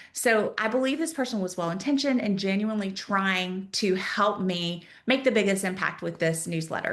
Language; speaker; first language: English; native; English